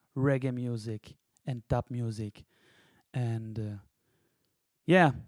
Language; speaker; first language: English; non-native, fluent; German